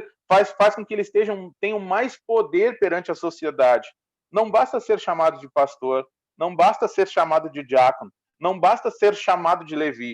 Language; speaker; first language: Portuguese; native; Portuguese